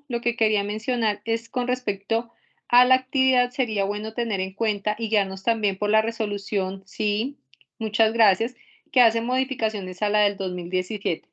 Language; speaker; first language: Spanish; native; Spanish